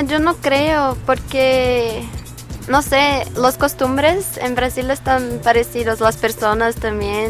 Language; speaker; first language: Spanish; non-native, learner; Portuguese